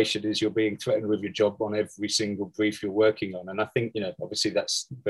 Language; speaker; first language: English; native; English